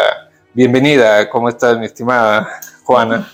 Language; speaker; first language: Spanish; native; Spanish